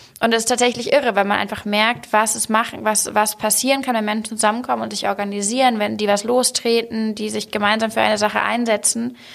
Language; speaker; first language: German; native; German